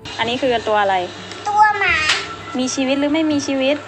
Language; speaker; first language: Thai; native; Thai